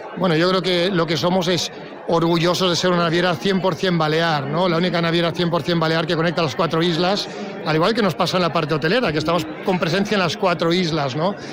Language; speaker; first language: Spanish; non-native, local second language; Catalan